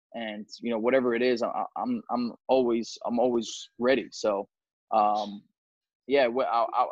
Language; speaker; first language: English; native; English